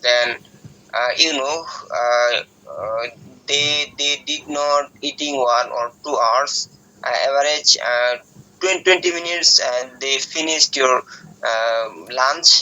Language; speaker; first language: English; non-native, learner; Bangla